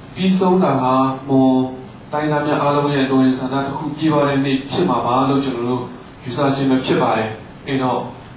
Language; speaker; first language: Burmese; non-native, local second language; Mon